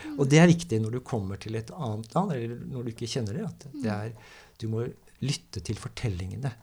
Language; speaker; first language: Norwegian; native; Norwegian